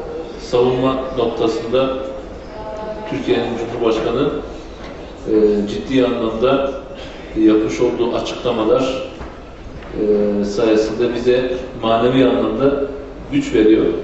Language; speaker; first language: Turkish; native; Turkish